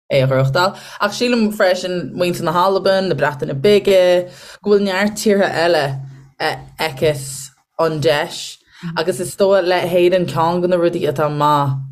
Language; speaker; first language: Irish; native; Irish